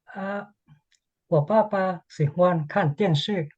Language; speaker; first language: Chinese; non-native, learner; English